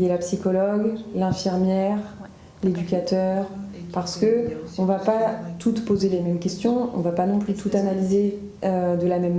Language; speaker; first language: French; native; French